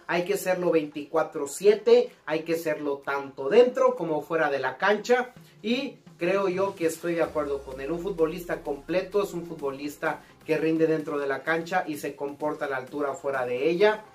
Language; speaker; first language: Spanish; native; Spanish